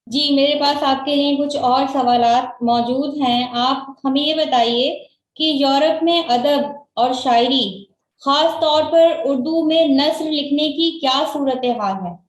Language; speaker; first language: Urdu; native; Urdu